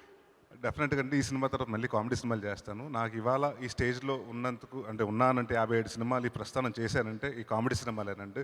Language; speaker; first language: Telugu; native; Telugu